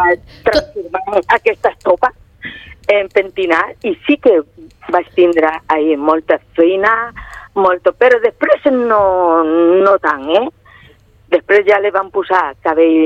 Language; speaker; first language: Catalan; non-native, local second language; Spanish